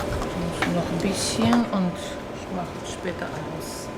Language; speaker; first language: German; non-native, learner; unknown